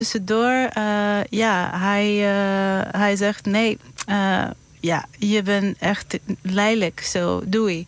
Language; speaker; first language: Dutch; non-native, learner; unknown